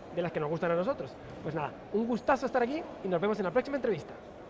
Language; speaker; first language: Spanish; native; Spanish